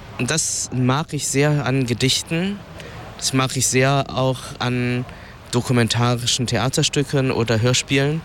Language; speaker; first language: German; early bilingual, other home language; Vietnamese